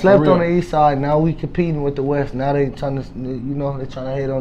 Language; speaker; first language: English; native; English